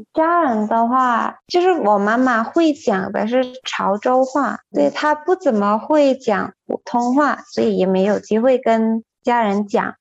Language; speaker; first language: Chinese; non-native, fluent; Thai